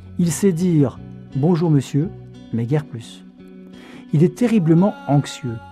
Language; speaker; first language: French; native; French